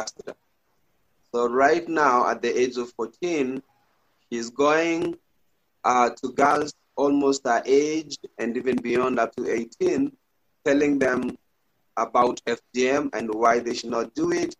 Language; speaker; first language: English; non-native, local second language; Gusii